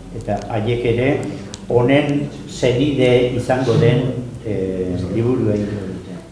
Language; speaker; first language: Basque; native; Basque